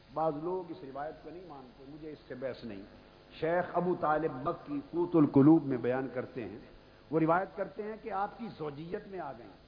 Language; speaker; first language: Urdu; non-native, local second language; Punjabi